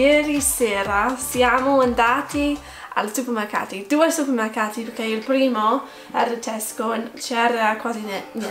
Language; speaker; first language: Italian; non-native, fluent; English